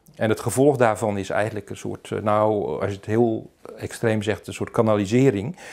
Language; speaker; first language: Dutch; native; Dutch